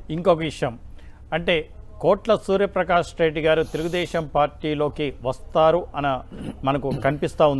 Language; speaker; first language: Telugu; native; Telugu